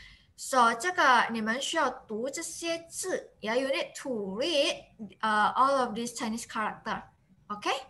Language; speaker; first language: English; non-native, fluent; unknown